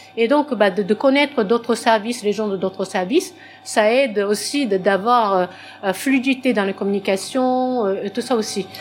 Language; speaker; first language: French; non-native, fluent; Japanese